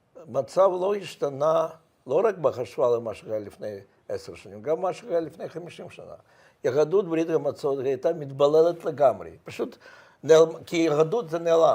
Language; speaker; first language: Hebrew; non-native, fluent; Russian